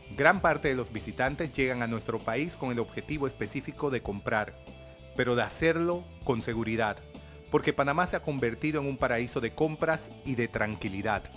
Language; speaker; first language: Spanish; native; Spanish